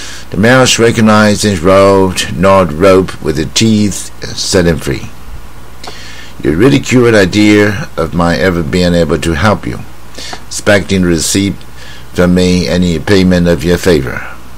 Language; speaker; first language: English; non-native, fluent; Chinese